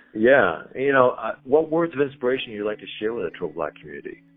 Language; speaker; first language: English; native; English